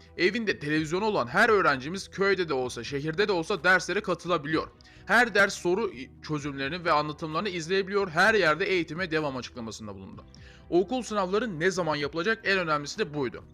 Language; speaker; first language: Turkish; native; Turkish